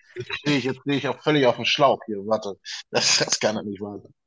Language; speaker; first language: German; native; German